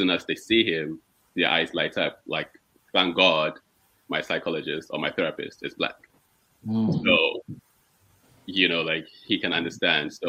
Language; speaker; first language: English; non-native, local second language; Akan